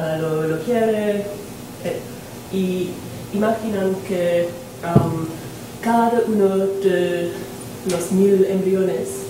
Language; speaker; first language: Spanish; non-native, learner; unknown